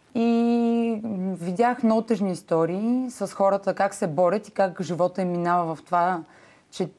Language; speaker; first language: Bulgarian; native; Bulgarian